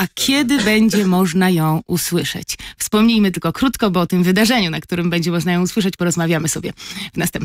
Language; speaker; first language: Polish; native; Polish